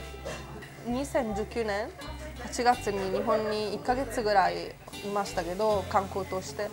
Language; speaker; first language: Japanese; non-native, fluent; Italian